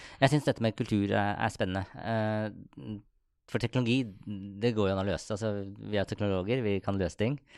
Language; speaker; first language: Norwegian; native; Norwegian